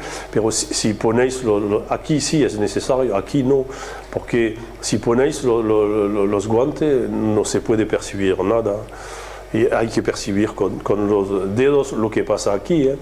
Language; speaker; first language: Spanish; non-native, fluent; French